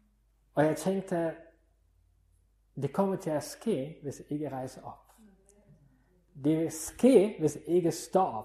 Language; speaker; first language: Danish; non-native, fluent; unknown